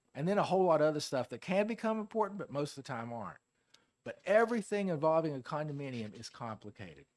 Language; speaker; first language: English; native; English